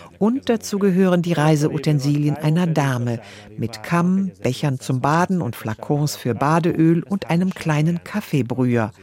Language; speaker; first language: German; native; German